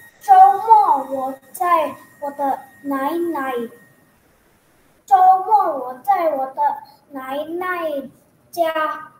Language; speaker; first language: Chinese; non-native, learner; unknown